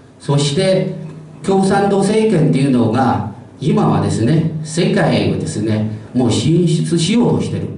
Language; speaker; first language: Japanese; non-native, fluent; Chinese